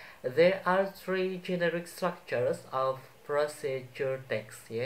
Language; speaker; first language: English; non-native, fluent; Indonesian